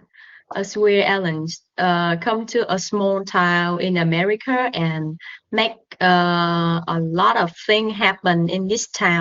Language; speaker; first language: English; non-native, learner; Vietnamese